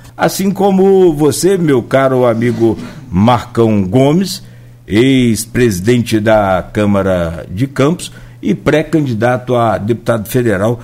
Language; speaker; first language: Portuguese; native; Portuguese